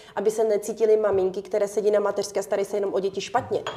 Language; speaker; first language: Czech; early bilingual, other home language; Ukrainian